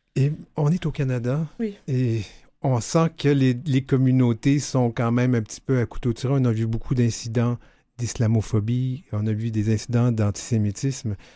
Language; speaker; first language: French; native; French